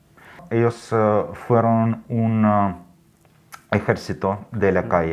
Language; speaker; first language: Spanish; non-native, fluent; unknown